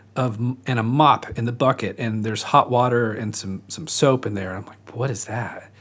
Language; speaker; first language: English; native; English